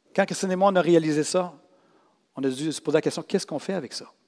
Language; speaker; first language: French; native; French